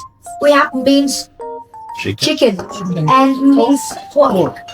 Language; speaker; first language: English; non-native, fluent; Vietnamese